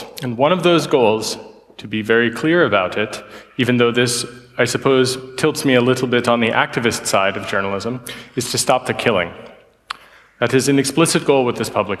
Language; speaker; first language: English; native; English